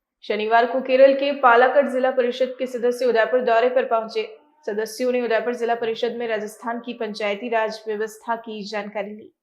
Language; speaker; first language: Hindi; native; Hindi